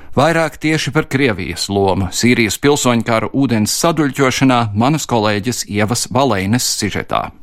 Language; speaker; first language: Latvian; early bilingual, heritage; Latvian